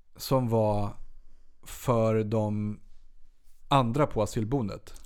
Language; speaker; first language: Swedish; native; Swedish